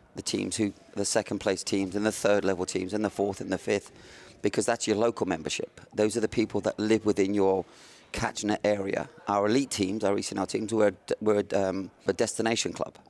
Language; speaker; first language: English; native; English